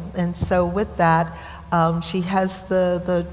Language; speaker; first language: English; native; English